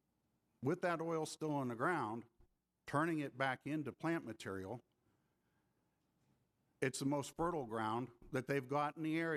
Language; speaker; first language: English; native; English